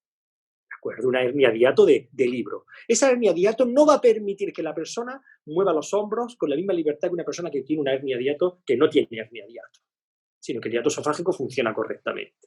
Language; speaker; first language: Spanish; native; Spanish